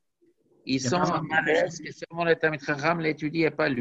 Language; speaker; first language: French; native; French